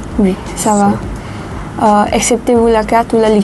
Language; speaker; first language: French; non-native, learner; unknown